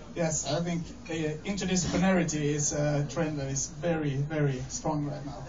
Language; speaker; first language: English; non-native, fluent; Swedish